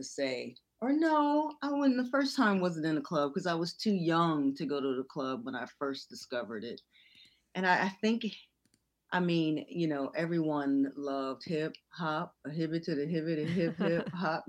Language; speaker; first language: English; native; English